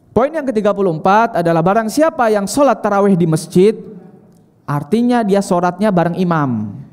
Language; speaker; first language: Indonesian; native; Indonesian